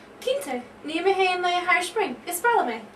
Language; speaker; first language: Irish; non-native, learner; English